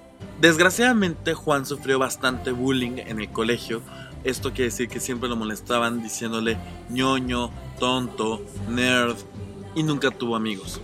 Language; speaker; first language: Spanish; native; Spanish